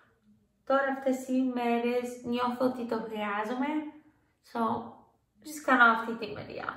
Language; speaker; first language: Greek; early bilingual, heritage; English